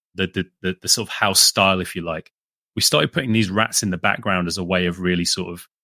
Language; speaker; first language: English; native; English